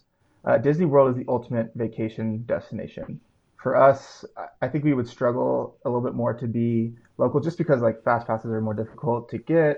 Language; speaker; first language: English; native; English